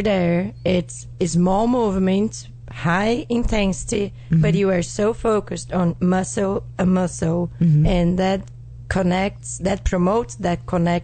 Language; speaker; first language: English; non-native, fluent; Portuguese